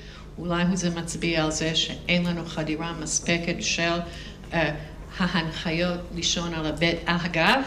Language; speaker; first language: Hebrew; non-native, fluent; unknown